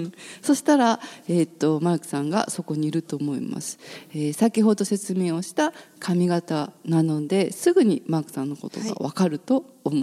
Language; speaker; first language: Japanese; native; Japanese